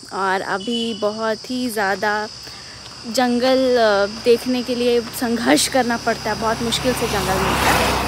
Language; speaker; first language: Hindi; native; Hindi